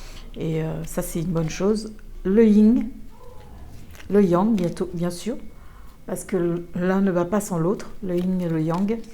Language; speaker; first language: French; native; French